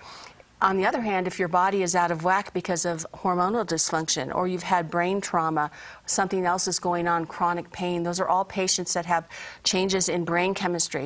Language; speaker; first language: English; native; English